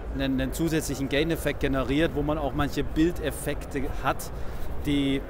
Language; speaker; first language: German; native; German